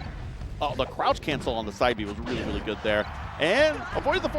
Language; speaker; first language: English; native; English